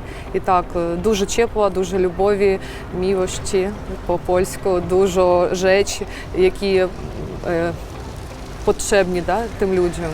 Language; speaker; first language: Polish; non-native, learner; Ukrainian